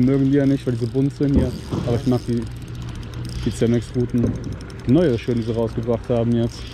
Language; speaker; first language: German; native; German